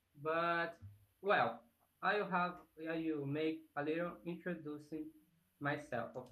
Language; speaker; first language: English; non-native, learner; Portuguese